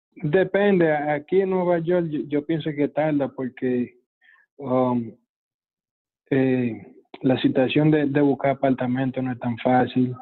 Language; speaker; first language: Spanish; early bilingual, other home language; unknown